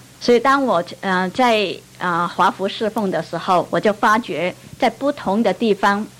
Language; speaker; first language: Chinese; non-native, local second language; Cantonese